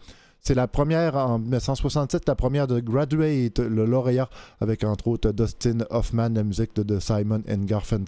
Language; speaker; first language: French; native; French